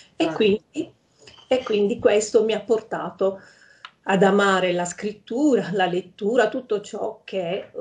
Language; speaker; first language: Italian; native; Italian